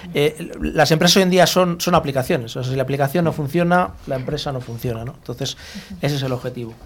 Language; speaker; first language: Spanish; native; Spanish